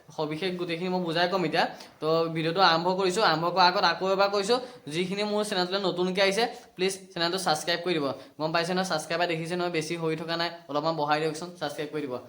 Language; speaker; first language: Assamese; native; Assamese